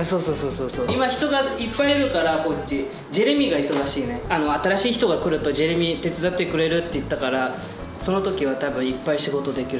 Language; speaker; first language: Japanese; non-native, learner; French